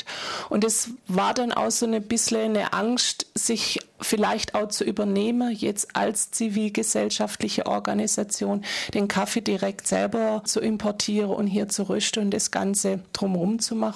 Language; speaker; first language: German; native; German